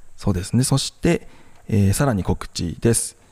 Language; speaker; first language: Japanese; native; Japanese